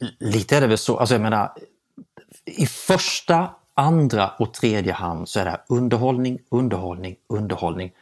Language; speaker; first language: Swedish; native; Swedish